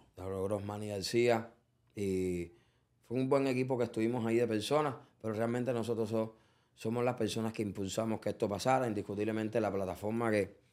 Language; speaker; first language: Spanish; native; Spanish